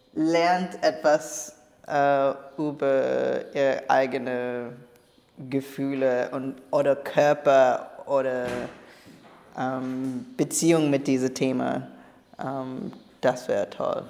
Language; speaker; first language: German; non-native, learner; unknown